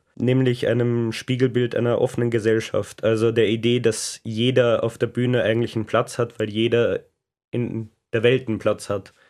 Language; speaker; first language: German; native; German